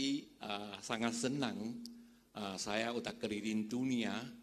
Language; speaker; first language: Indonesian; non-native, fluent; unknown